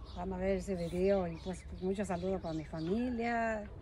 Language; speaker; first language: Spanish; non-native, local second language; Mixtepec Mixtec